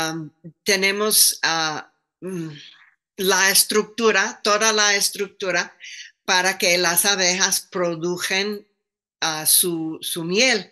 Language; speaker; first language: Spanish; non-native, fluent; English